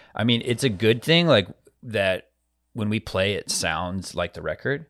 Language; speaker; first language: English; native; English